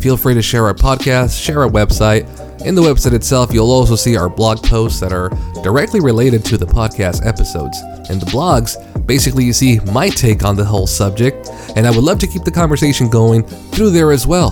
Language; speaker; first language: English; early bilingual, other home language; Spanish